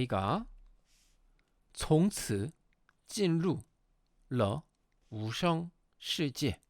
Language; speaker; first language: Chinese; non-native, fluent; Korean